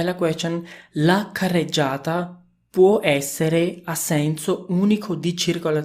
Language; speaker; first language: Italian; non-native, fluent; Urdu